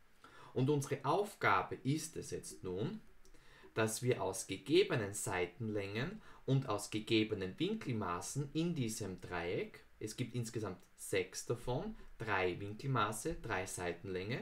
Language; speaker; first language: German; native; German